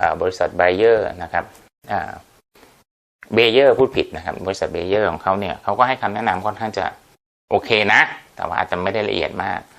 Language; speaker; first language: Thai; native; Thai